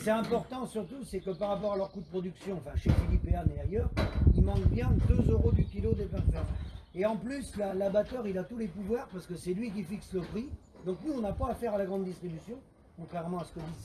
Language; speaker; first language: French; native; French